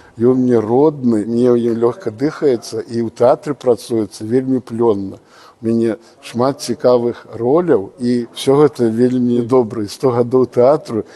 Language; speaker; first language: Belarusian; native; Belarusian